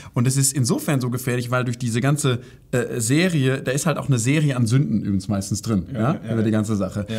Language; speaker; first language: German; native; German